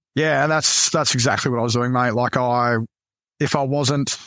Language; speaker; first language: English; native; English